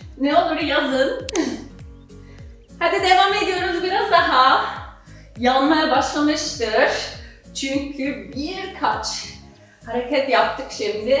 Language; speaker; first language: Turkish; non-native, fluent; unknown